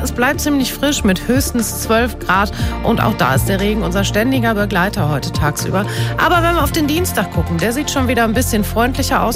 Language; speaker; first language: German; native; German